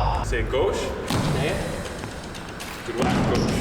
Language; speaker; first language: French; non-native, local second language; English